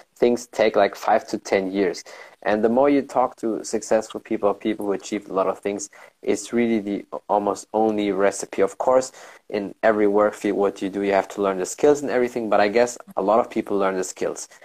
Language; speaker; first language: English; early bilingual, heritage; German